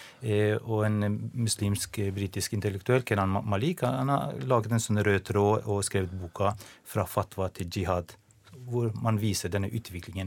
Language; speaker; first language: Norwegian; non-native, fluent; Albanian